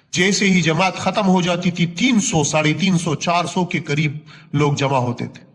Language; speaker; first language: Urdu; non-native, local second language; Punjabi